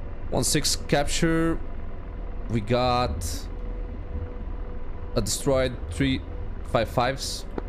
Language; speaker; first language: English; non-native, fluent; Portuguese